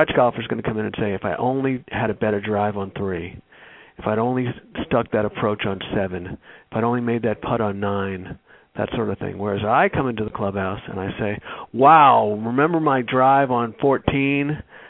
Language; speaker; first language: English; native; English